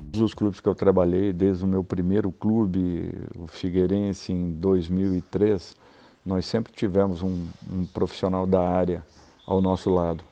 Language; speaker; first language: Portuguese; native; Portuguese